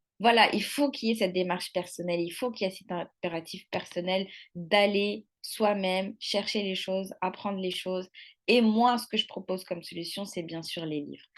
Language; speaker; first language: French; non-native, local second language; Arabic